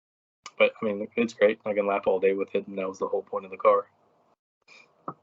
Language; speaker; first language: English; native; English